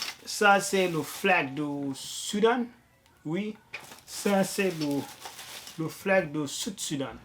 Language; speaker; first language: French; non-native, learner; Arabic